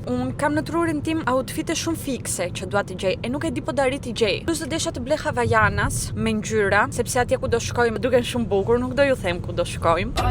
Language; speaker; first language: Albanian; early bilingual, heritage; Albanian